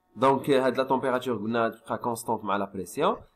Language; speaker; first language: French; non-native, local second language; Arabic